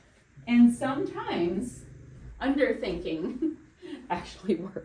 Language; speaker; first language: English; native; English